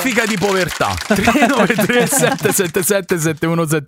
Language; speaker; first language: Italian; native; Italian